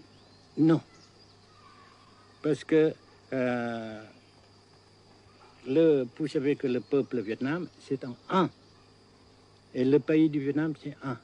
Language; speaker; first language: French; non-native, fluent; Vietnamese